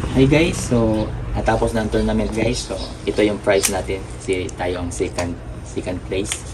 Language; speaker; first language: Filipino; non-native, local second language; Cebuano